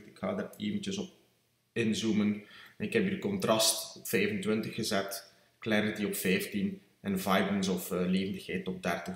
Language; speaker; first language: Dutch; native; Dutch